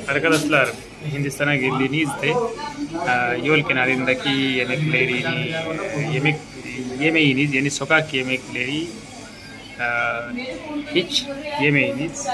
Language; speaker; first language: Turkish; non-native, fluent; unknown